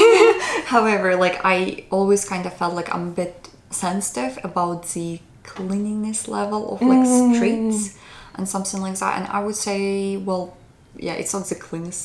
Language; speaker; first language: English; non-native, fluent; Russian